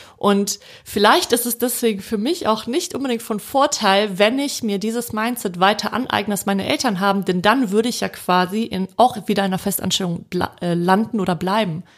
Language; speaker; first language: German; early bilingual, other home language; Polish